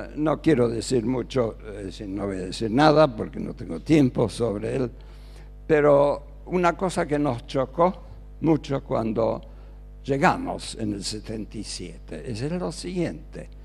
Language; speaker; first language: Spanish; early bilingual, other home language; German